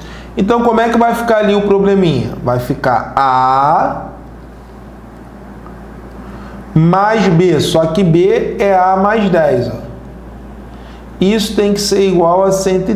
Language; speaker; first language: Portuguese; native; Portuguese